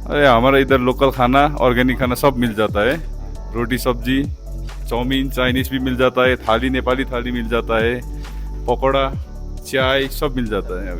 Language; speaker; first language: Hindi; non-native, local second language; Nepali